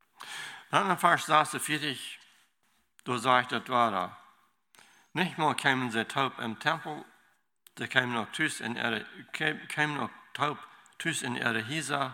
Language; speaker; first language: German; non-native, learner; Low German